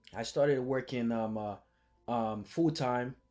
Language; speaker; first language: English; early bilingual, other home language; Haitian Creole